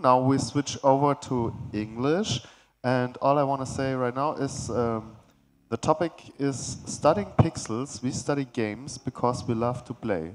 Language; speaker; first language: English; non-native, fluent; German